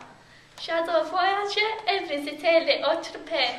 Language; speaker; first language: French; non-native, learner; English